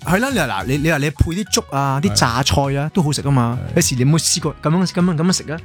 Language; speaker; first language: Cantonese; early bilingual, heritage; Cantonese